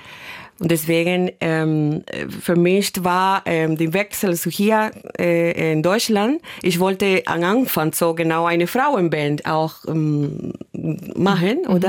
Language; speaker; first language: German; non-native, fluent; Spanish